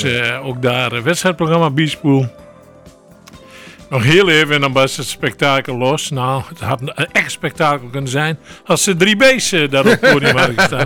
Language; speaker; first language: Dutch; native; Dutch